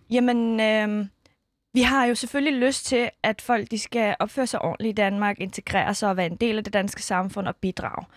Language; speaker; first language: Danish; early bilingual, other home language; Kurdish